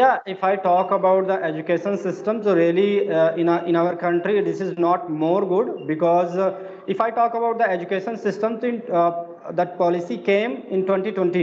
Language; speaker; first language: English; non-native, fluent; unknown